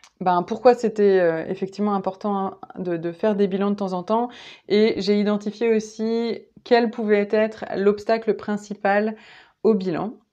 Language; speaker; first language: French; native; French